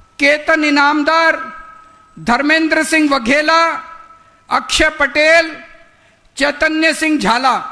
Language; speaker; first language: Hindi; native; Hindi